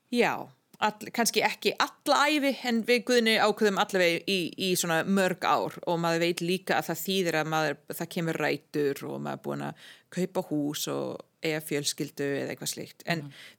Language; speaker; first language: Icelandic; non-native, fluent; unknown